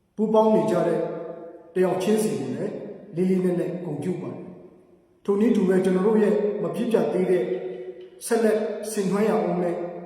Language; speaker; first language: Burmese; non-native, local second language; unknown